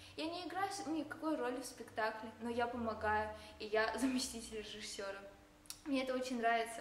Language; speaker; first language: Russian; early bilingual, heritage; Russian